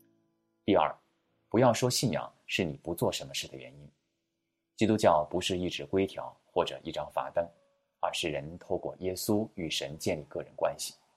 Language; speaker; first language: Chinese; native; Chinese